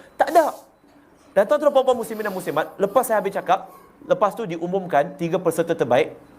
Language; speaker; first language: Malay; non-native, local second language; Chinese